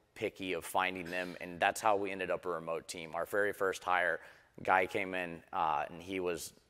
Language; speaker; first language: English; native; English